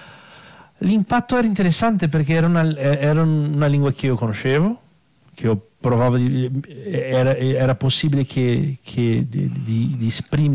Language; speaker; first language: Italian; non-native, fluent; Portuguese